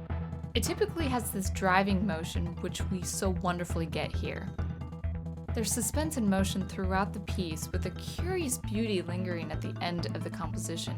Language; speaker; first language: English; native; English